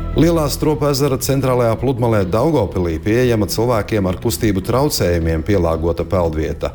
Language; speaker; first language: Latvian; non-native, local second language; Russian